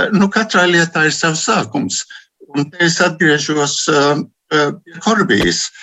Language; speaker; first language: Latvian; early bilingual, heritage; Latvian